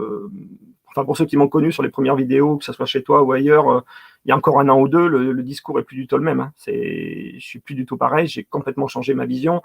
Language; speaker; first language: French; native; French